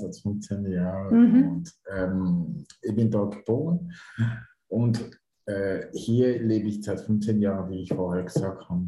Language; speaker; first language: German; non-native, learner; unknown